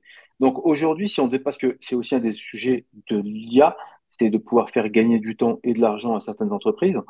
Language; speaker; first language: French; native; French